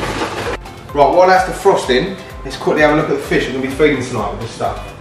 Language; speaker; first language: English; native; English